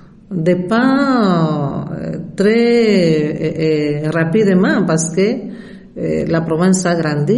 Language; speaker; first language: French; non-native, fluent; Spanish